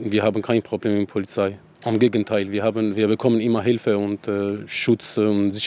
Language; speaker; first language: German; non-native, learner; Arabic